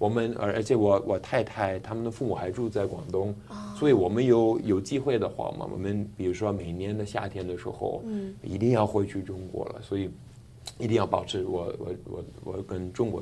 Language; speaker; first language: Chinese; non-native, fluent; English